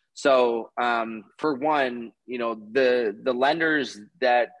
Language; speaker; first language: English; native; English